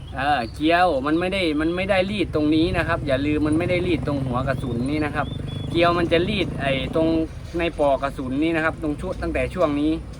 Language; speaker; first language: Thai; native; Thai